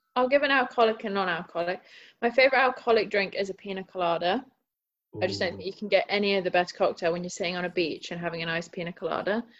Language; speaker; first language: English; native; English